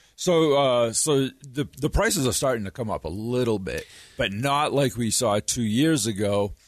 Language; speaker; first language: English; native; English